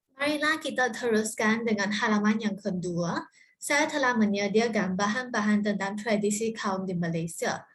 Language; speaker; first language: Malay; non-native, local second language; Chinese